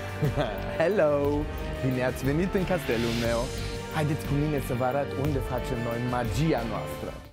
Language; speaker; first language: Romanian; non-native, local second language; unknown